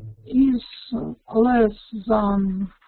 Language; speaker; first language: English; non-native, learner; Russian